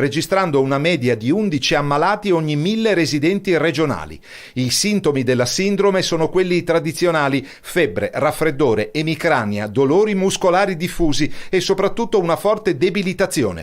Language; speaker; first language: Italian; native; Italian